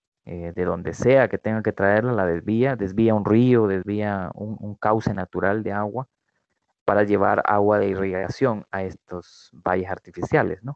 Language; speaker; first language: Spanish; native; Spanish